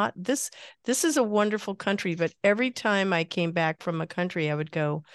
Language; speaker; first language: English; native; English